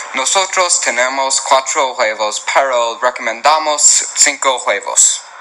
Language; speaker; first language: Spanish; non-native, learner; English